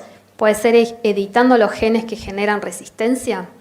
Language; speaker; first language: Spanish; native; Spanish